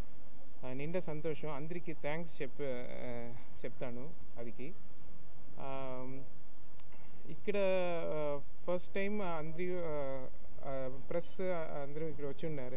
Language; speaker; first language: Telugu; non-native, learner; Tamil